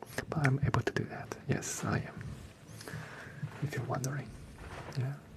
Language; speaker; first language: English; non-native, fluent; Chinese